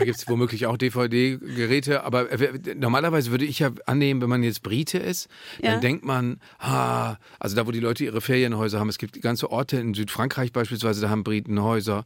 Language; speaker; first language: German; native; German